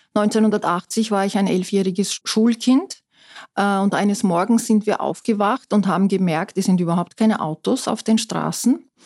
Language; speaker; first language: German; non-native, fluent; Turkish